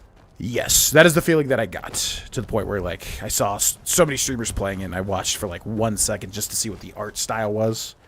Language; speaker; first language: English; native; English